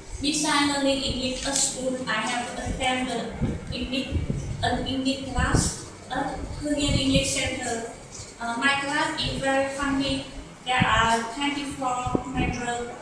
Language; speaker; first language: English; non-native, learner; Vietnamese